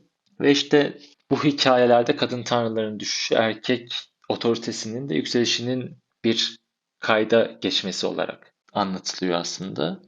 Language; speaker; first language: Turkish; native; Turkish